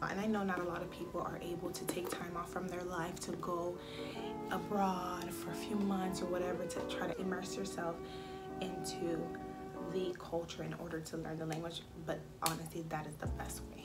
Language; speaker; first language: English; native; English